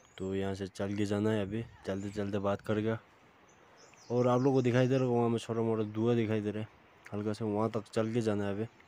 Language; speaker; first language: Hindi; non-native, local second language; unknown